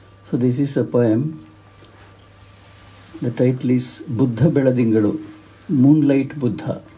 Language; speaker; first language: English; non-native, local second language; Kannada